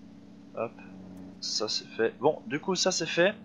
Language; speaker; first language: French; native; French